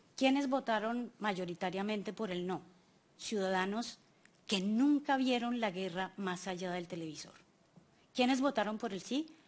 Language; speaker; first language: Spanish; native; Spanish